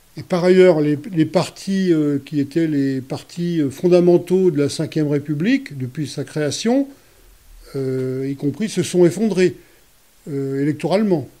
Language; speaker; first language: French; native; French